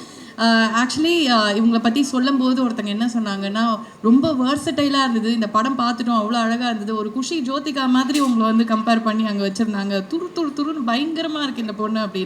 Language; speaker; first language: Tamil; native; Tamil